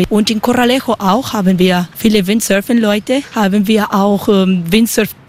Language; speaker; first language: German; non-native, learner; Spanish